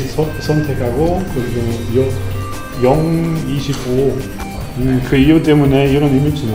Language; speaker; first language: Korean; non-native, learner; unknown